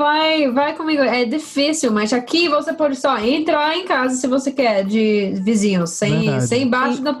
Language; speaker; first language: Portuguese; non-native, fluent; English